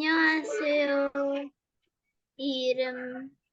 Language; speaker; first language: Korean; non-native, learner; Indonesian